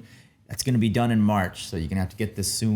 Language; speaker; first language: English; native; English